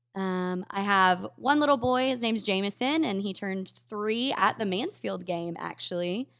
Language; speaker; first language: English; native; English